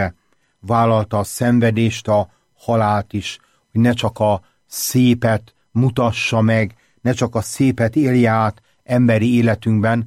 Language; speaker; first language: Hungarian; native; Hungarian